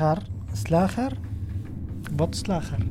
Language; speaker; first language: Dutch; non-native, learner; Arabic